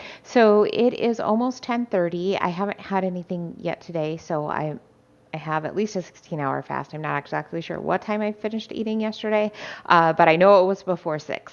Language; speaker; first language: English; native; English